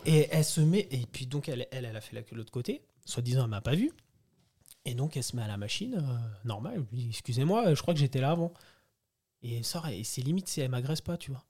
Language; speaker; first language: French; early bilingual, other home language; Portuguese